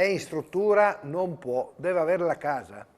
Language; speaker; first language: Italian; native; Italian